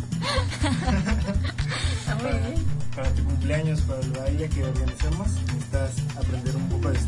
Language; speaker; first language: Spanish; native; Spanish